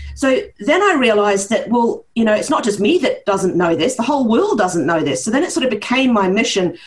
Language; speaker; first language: English; early bilingual, heritage; Norwegian